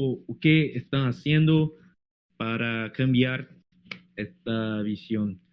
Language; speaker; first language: Spanish; non-native, learner; Portuguese